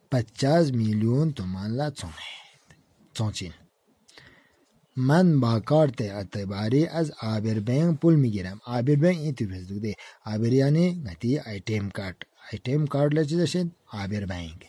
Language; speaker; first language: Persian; non-native, fluent; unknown